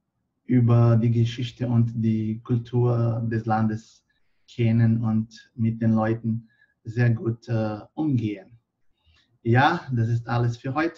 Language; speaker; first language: German; non-native, fluent; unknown